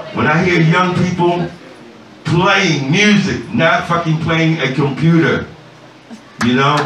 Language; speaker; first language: English; native; English